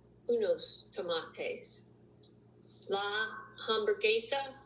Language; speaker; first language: Spanish; non-native, learner; English